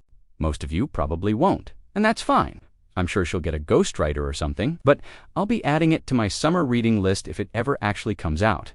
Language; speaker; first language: English; native; English